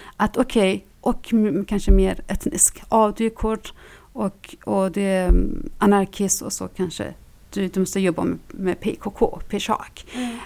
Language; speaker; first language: Swedish; non-native, fluent; Persian